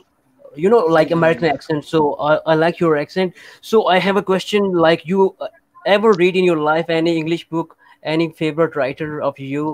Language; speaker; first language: English; non-native, fluent; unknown